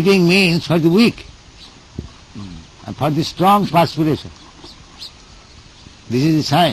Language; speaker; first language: English; non-native, local second language; Bangla